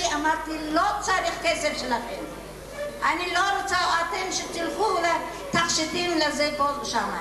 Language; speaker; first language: Hebrew; non-native, learner; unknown